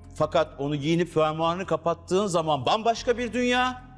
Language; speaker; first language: Turkish; native; Turkish